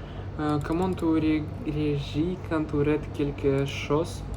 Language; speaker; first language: French; non-native, learner; Russian